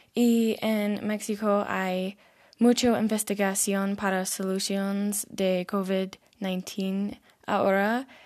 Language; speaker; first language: Spanish; non-native, learner; English